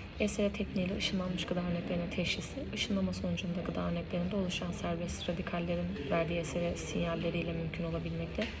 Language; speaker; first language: Turkish; native; Turkish